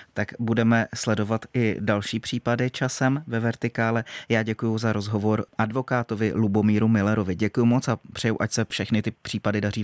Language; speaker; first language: Czech; native; Czech